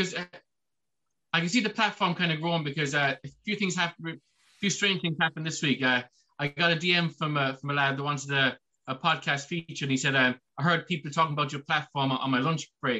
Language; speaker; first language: English; native; English